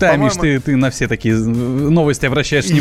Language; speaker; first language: Russian; native; Russian